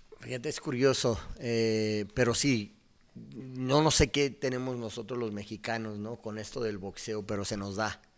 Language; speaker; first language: Spanish; native; Spanish